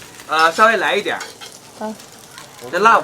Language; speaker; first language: Chinese; native; Chinese